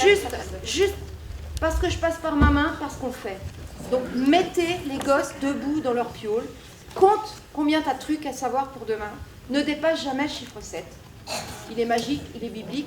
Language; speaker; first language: French; native; French